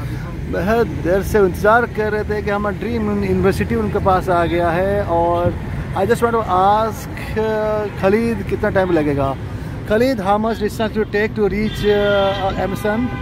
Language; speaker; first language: Hindi; native; Hindi